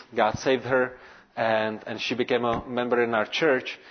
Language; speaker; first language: English; non-native, fluent; Czech